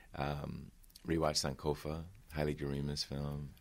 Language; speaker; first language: English; native; English